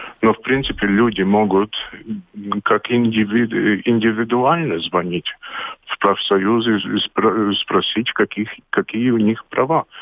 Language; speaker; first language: Russian; non-native, local second language; Latvian